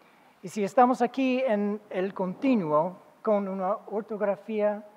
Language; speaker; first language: Spanish; non-native, fluent; English